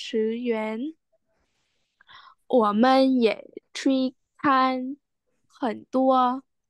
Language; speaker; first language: Chinese; non-native, learner; Vietnamese